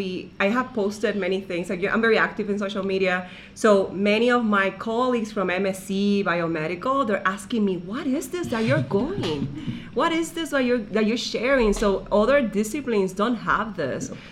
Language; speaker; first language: English; non-native, fluent; Spanish